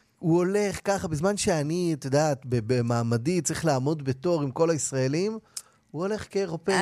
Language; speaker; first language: Hebrew; native; Hebrew